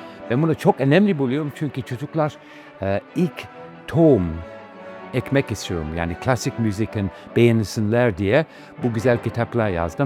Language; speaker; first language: Turkish; non-native, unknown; English